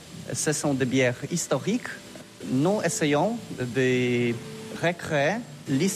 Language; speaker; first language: French; non-native, learner; Polish